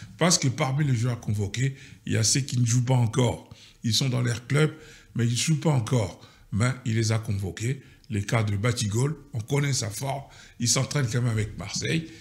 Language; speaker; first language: French; non-native, local second language; Lingala